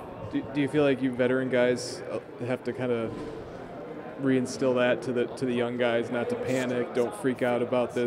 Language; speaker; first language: English; native; English